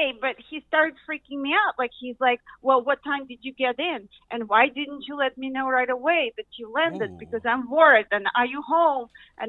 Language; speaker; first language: English; non-native, fluent; Russian